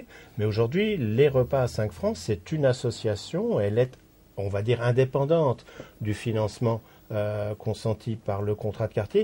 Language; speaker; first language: French; native; French